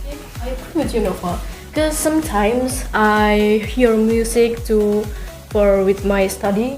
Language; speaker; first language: English; non-native, learner; Indonesian